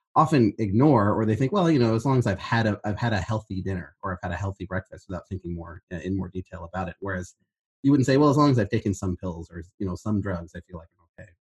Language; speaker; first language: English; native; English